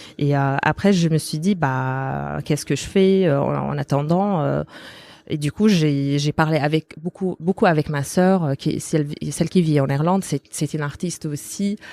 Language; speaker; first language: French; non-native, fluent; Arabic